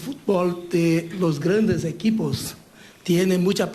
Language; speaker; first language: Spanish; non-native, learner; Portuguese